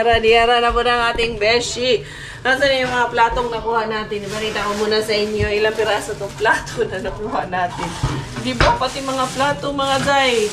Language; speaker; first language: Filipino; non-native, local second language; Cebuano